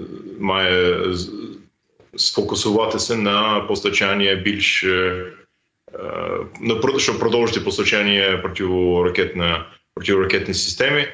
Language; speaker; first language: Ukrainian; non-native, fluent; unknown